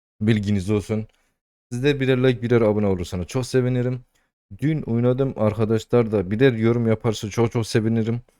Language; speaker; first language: Turkish; native; Turkish